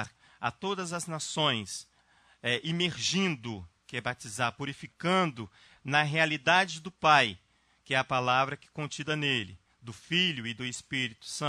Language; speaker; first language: Portuguese; native; Portuguese